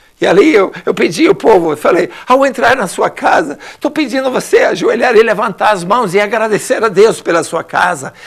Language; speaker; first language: Portuguese; non-native, fluent; English